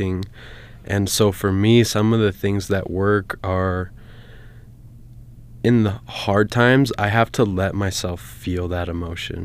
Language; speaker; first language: English; native; English